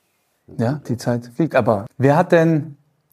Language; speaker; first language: German; native; German